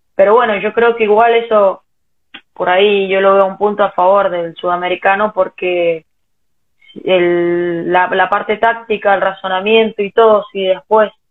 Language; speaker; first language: Spanish; native; Spanish